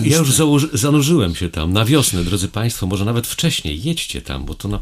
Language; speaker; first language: Polish; native; Polish